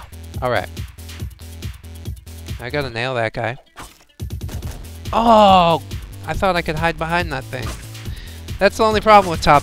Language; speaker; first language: English; native; English